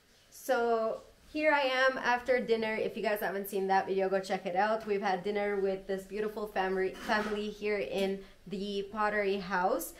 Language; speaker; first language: English; early bilingual, other home language; Armenian